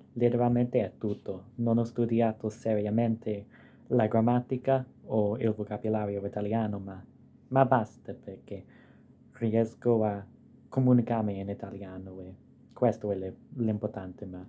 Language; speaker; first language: Italian; non-native, fluent; English